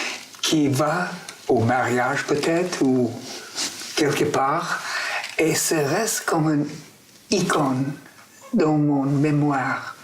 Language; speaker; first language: French; non-native, fluent; English